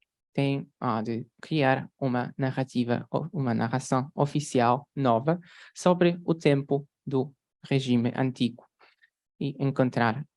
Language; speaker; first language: Portuguese; non-native, fluent; Polish